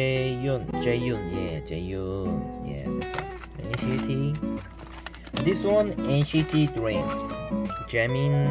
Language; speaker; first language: English; non-native, learner; Korean